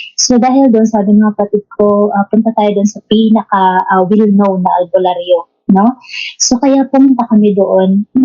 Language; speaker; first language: Filipino; non-native, local second language; Cebuano